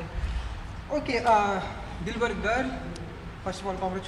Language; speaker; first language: Hindi; native; Hindi